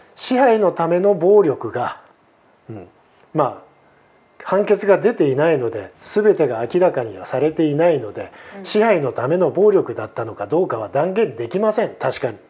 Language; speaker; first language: Japanese; native; Japanese